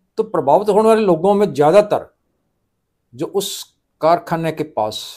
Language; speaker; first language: Hindi; non-native, local second language; Punjabi